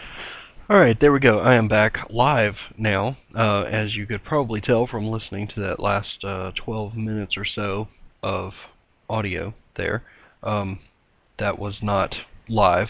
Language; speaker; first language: English; native; English